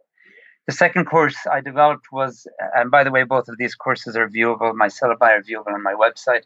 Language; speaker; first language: English; native; English